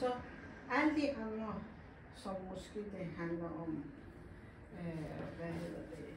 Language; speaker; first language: Danish; non-native, learner; Persian